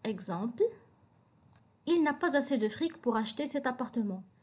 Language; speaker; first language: French; non-native, local second language; Arabic